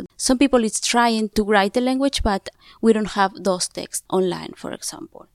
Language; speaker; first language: English; non-native, fluent; Zapotec